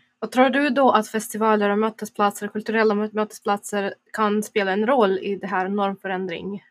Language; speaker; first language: Swedish; non-native, fluent; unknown